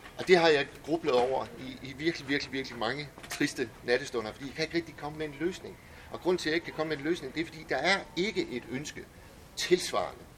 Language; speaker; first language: Danish; native; Danish